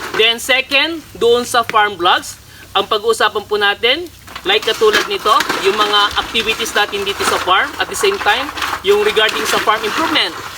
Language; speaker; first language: Filipino; non-native, local second language; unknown